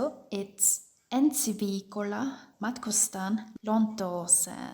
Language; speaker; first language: Finnish; non-native, fluent; German